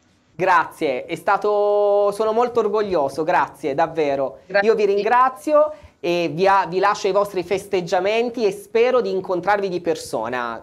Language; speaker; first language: Italian; native; Italian